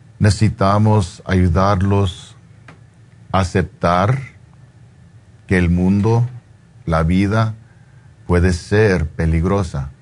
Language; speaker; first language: Spanish; early bilingual, heritage; Spanish